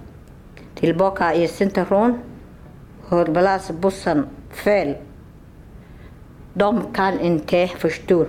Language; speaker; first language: Swedish; non-native, learner; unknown